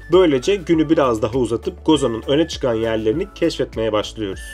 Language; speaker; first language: Turkish; native; Turkish